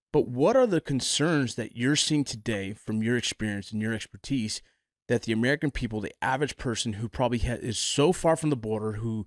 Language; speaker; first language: English; native; English